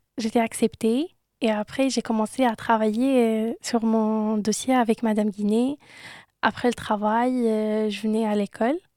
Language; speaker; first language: French; non-native, local second language; Arabic